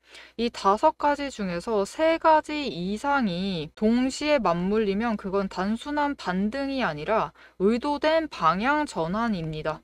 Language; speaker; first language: Korean; native; Korean